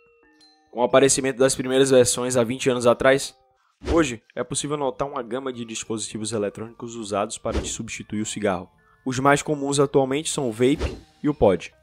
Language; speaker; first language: Portuguese; native; Portuguese